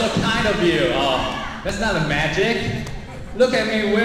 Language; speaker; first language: English; non-native, learner; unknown